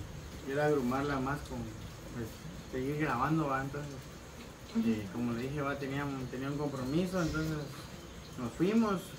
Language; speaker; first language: Spanish; native; Spanish